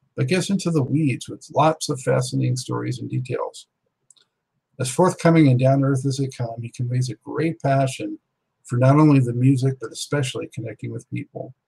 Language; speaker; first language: English; native; English